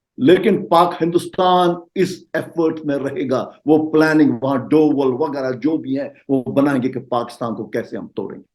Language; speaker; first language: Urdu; non-native, local second language; Kashmiri